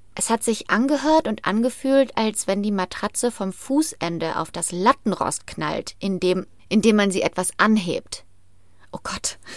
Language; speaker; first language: German; native; German